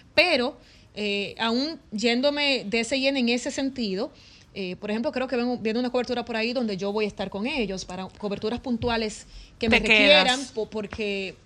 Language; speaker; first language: Spanish; native; Spanish